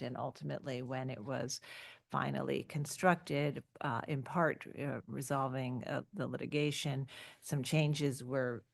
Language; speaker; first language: English; native; English